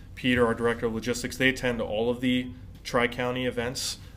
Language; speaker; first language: English; native; English